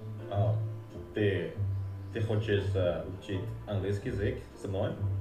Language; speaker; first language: Russian; non-native, learner; Indonesian